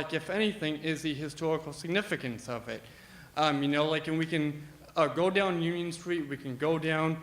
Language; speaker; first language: English; native; English